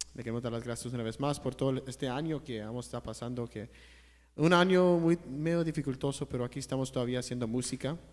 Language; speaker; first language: Spanish; early bilingual, other home language; English